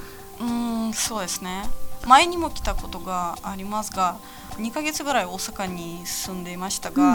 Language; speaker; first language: Japanese; non-native, fluent; Latvian